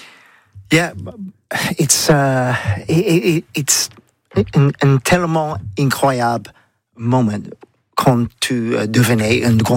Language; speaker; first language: French; non-native, learner; English